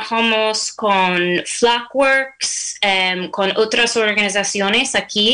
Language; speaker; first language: Spanish; non-native, fluent; English